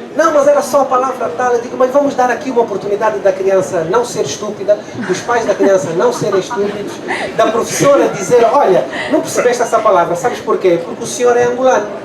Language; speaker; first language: Portuguese; native; Portuguese